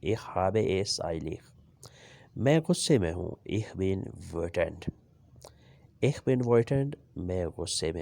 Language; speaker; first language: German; non-native, learner; Urdu